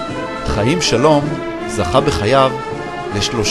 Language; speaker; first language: Hebrew; native; Hebrew